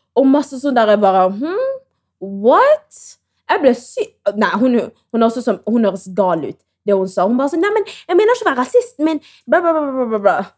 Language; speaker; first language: Norwegian; early bilingual, other home language; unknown